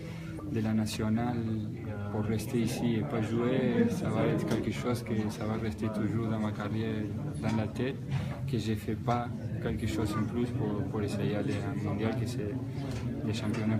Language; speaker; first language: French; non-native, fluent; Spanish